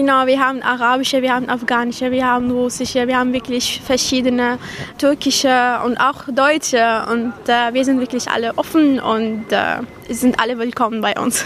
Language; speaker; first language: German; non-native, fluent; Arabic